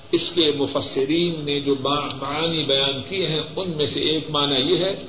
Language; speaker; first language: Urdu; non-native, local second language; Punjabi